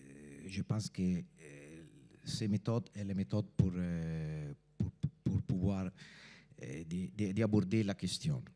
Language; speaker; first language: French; non-native, fluent; Italian